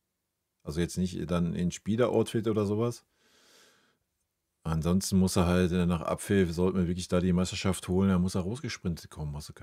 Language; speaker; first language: German; native; German